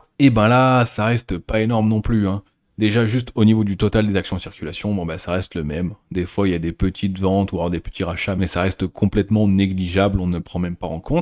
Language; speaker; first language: French; native; French